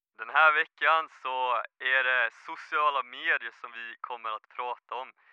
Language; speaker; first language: Swedish; native; Swedish